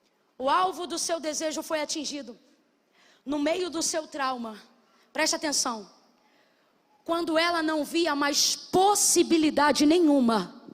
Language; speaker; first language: Portuguese; native; Portuguese